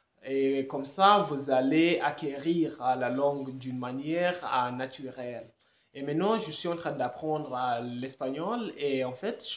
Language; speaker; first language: French; non-native, fluent; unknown